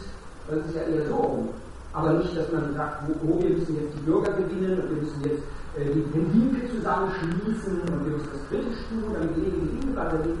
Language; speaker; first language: German; native; German